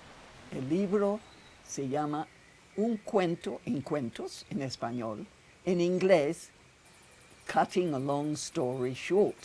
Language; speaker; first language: Spanish; non-native, fluent; English